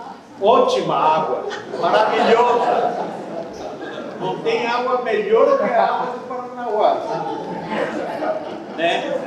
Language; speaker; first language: Portuguese; non-native, fluent; Spanish